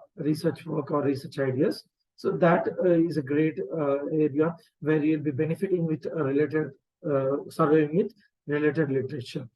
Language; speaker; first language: English; non-native, local second language; Telugu